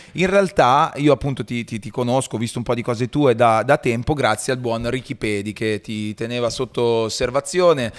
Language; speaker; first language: Italian; native; Italian